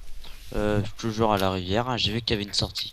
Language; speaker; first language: French; native; French